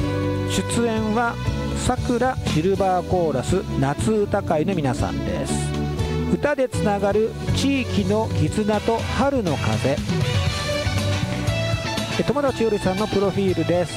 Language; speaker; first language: Japanese; native; Japanese